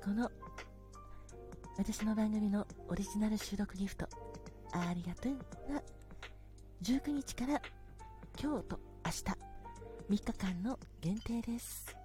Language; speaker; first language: Japanese; native; Japanese